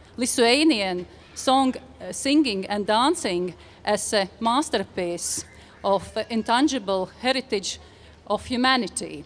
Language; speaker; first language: English; non-native, fluent; Latvian